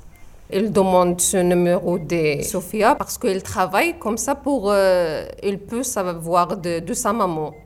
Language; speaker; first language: French; non-native, learner; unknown